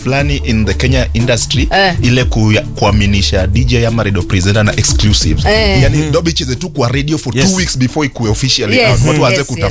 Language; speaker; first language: Swahili; non-native, local second language; Luo (Kenya and Tanzania)